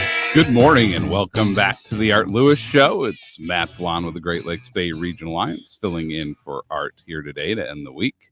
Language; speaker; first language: English; native; English